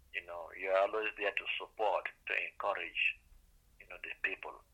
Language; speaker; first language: English; non-native, local second language; Igbo